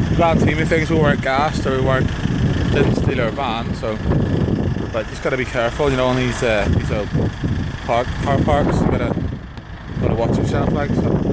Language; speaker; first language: English; native; English